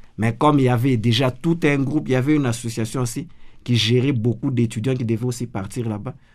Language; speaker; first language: French; non-native, local second language; Lingala